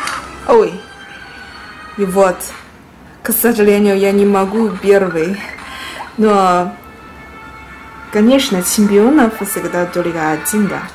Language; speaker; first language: Russian; non-native, learner; Chinese